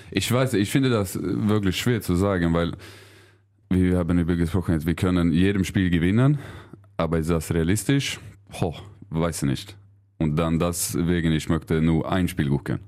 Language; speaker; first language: German; non-native, learner; Swedish